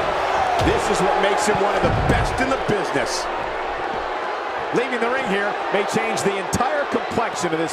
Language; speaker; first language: English; native; English